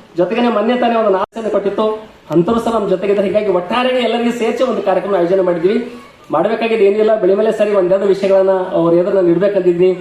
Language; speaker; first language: Kannada; native; Kannada